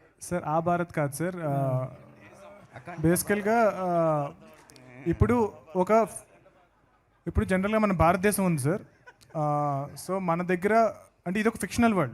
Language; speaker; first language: Telugu; native; Telugu